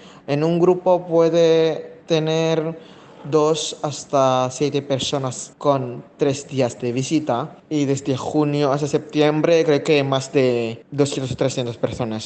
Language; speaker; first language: Spanish; non-native, fluent; Indonesian